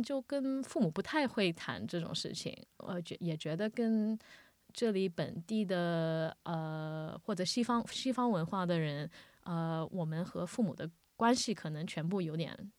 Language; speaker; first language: Chinese; early bilingual, heritage; Wu Chinese